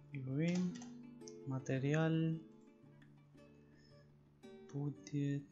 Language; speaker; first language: Russian; non-native, learner; Spanish